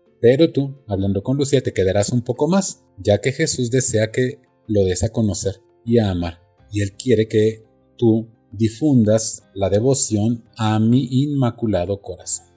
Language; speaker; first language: Spanish; native; Spanish